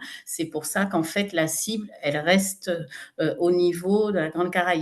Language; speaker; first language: French; native; French